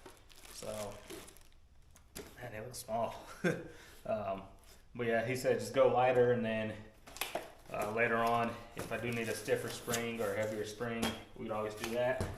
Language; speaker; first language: English; native; English